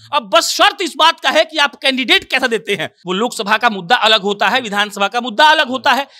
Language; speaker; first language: Hindi; native; Hindi